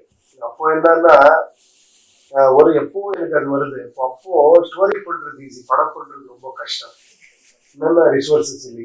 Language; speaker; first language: Tamil; non-native, learner; Kannada